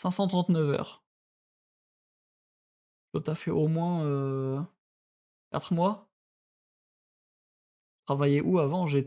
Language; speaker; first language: French; native; French